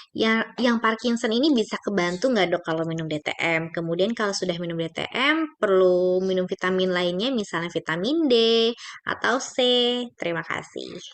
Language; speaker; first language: Indonesian; native; Indonesian